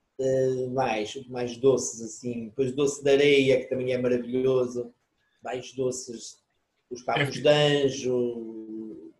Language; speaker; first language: Portuguese; native; Portuguese